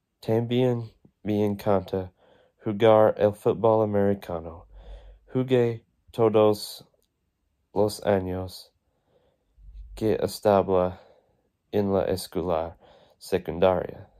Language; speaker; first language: Spanish; non-native, learner; English